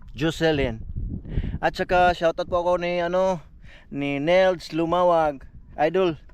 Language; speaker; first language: Filipino; non-native, local second language; Cebuano